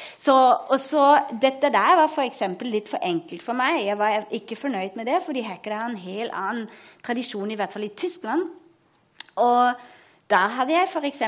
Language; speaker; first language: Norwegian; non-native, fluent; German